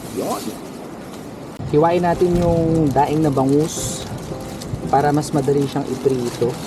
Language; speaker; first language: Filipino; non-native, local second language; Pangasinan